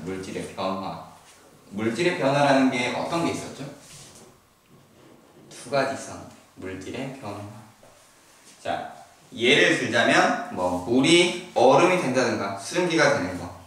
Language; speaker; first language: Korean; native; Korean